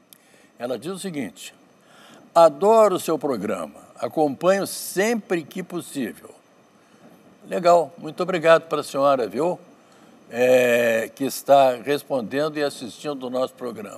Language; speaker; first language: Portuguese; native; Portuguese